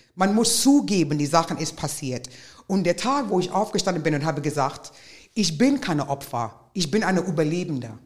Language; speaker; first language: German; non-native, fluent; English